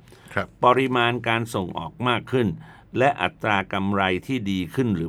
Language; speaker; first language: Thai; native; Thai